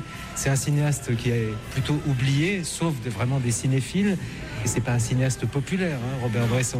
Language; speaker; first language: French; native; French